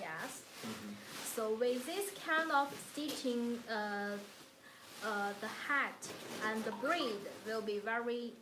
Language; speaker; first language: English; non-native, learner; Chinese